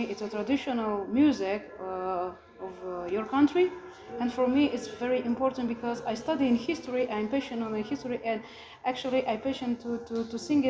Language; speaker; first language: English; non-native, learner; Romanian